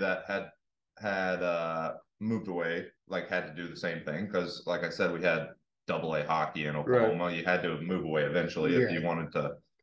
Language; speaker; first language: English; native; English